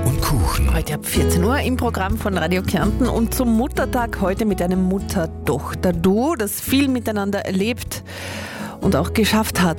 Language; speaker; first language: German; native; German